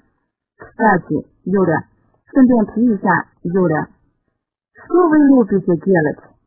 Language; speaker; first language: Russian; non-native, fluent; Chinese